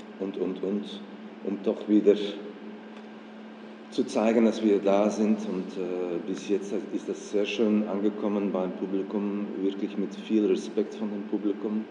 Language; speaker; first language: German; non-native, fluent; Dutch